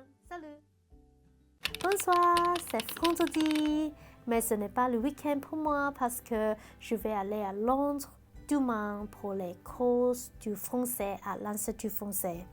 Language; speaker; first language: French; non-native, learner; Cantonese